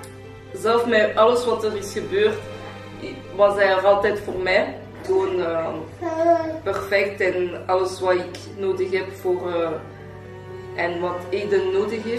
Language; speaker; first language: Dutch; non-native, local second language; French